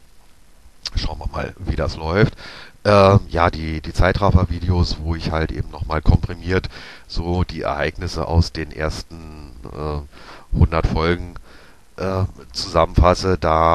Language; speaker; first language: German; native; German